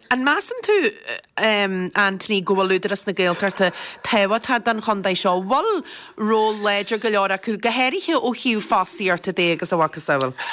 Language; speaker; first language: Irish; native; Irish